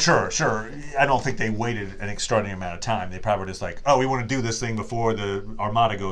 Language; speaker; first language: English; native; English